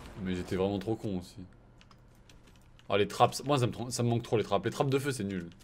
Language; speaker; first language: French; native; French